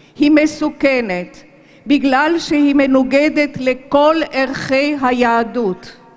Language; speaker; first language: Hebrew; early bilingual, other home language; Romanian